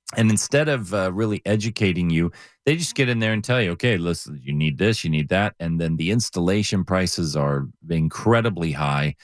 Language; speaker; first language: English; native; English